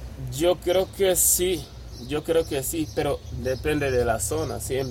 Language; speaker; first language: Spanish; non-native, fluent; Wolof